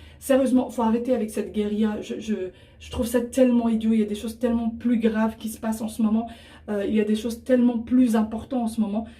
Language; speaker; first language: French; early bilingual, other home language; Arabic